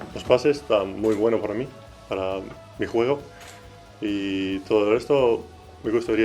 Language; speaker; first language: Spanish; non-native, learner; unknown